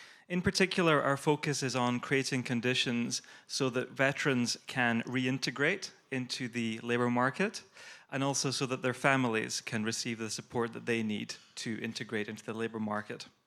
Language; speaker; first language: English; native; English